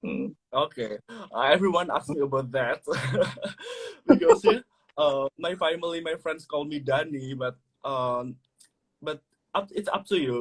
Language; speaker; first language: English; non-native, learner; Indonesian